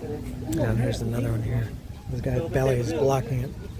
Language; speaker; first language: English; native; English